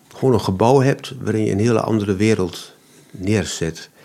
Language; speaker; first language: Dutch; native; Dutch